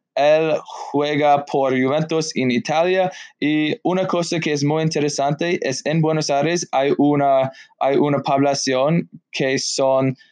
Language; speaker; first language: Spanish; non-native, learner; English